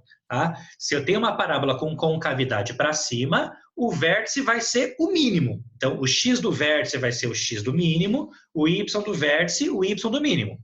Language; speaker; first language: Portuguese; native; Portuguese